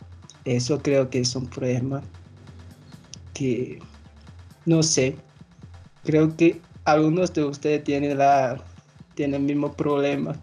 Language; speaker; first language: Spanish; non-native, fluent; Chinese